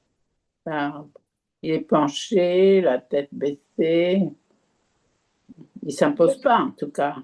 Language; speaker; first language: French; native; French